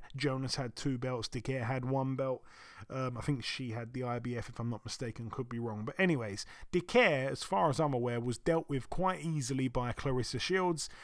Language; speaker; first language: English; native; English